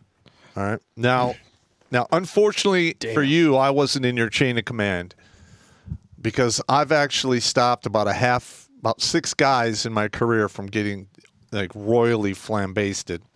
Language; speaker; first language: English; native; English